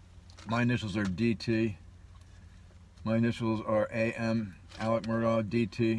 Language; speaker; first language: English; native; English